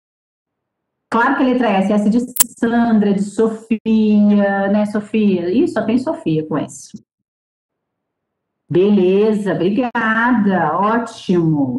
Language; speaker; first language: Portuguese; native; Portuguese